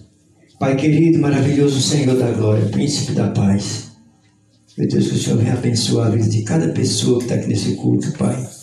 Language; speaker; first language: Portuguese; native; Portuguese